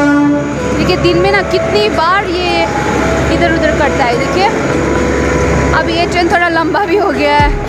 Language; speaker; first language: Hindi; non-native, local second language; Nepali